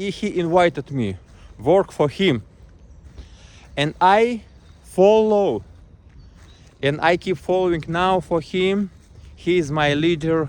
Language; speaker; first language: English; non-native, learner; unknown